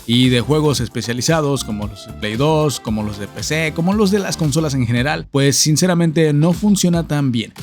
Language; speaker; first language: Spanish; native; Spanish